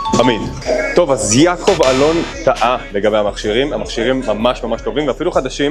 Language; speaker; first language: Hebrew; native; Hebrew